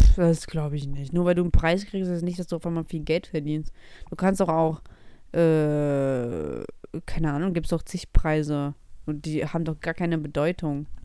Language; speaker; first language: German; early bilingual, other home language; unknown